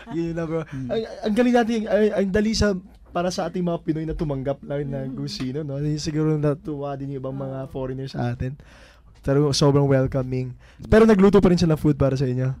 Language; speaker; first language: Filipino; native; Filipino